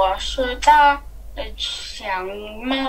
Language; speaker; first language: Chinese; non-native, learner; English